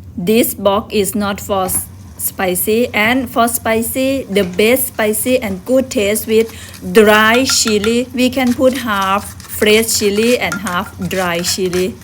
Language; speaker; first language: English; non-native, learner; Thai